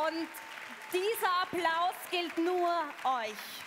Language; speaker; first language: German; native; German